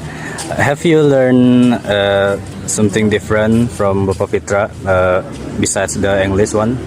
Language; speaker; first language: English; non-native, learner; Indonesian